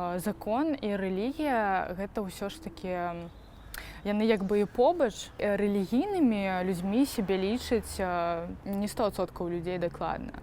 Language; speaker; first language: Belarusian; non-native, local second language; Russian